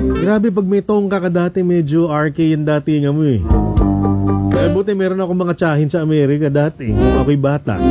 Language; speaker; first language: Filipino; native; Filipino